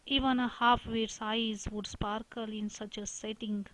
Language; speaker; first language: English; non-native, local second language; Marathi